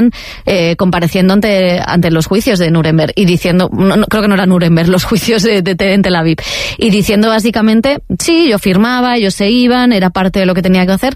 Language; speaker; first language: Spanish; native; Spanish